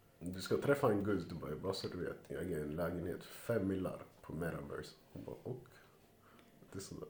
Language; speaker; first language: Swedish; early bilingual, other home language; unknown